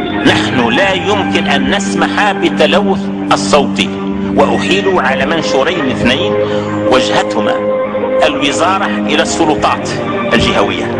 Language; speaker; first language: Arabic; native; Arabic